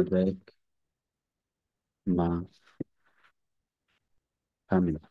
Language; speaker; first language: French; non-native, fluent; Bangla